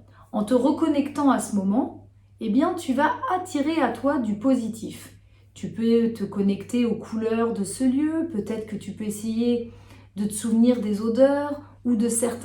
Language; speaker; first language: French; native; French